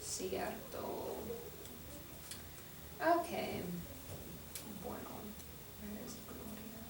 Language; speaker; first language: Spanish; non-native, fluent; English